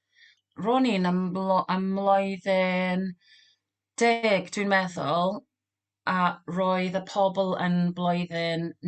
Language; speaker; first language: Welsh; non-native, local second language; English